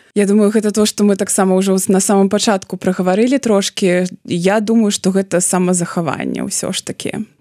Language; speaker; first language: Belarusian; non-native, local second language; Russian